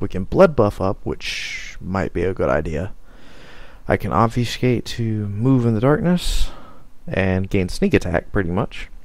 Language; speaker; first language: English; native; English